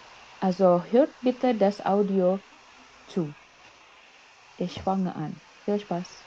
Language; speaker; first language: German; non-native, fluent; Indonesian